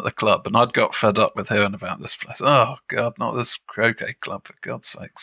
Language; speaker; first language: English; native; English